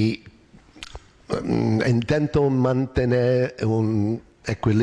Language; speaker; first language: Spanish; non-native, learner; English